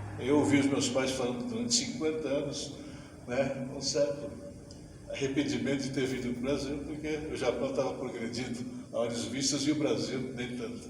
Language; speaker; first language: Portuguese; early bilingual, other home language; Japanese